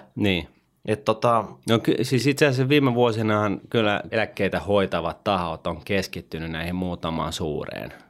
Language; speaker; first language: Finnish; native; Finnish